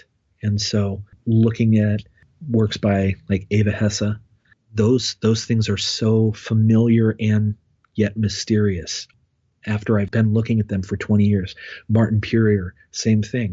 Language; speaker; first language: English; native; English